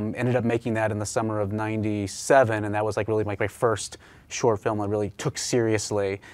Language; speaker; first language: English; native; English